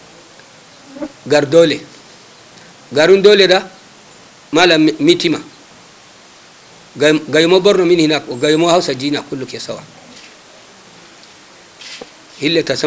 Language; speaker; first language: Arabic; non-native, local second language; Hausa